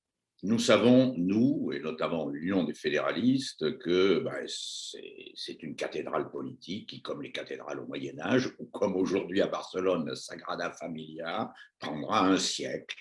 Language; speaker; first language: French; native; French